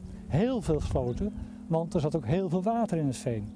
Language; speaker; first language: Dutch; native; Dutch